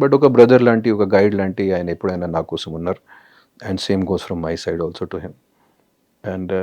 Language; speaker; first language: Telugu; non-native, fluent; Hindi